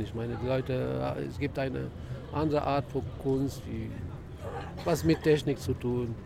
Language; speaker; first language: German; non-native, fluent; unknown